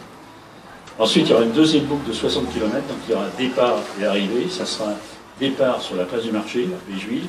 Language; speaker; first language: French; native; French